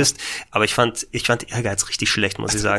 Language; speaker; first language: German; native; German